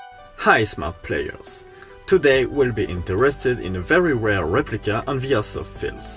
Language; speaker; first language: English; non-native, fluent; French